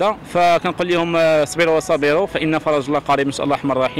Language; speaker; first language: Arabic; native; Arabic